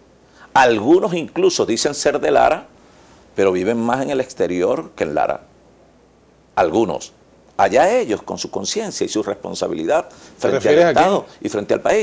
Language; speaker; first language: Spanish; native; Spanish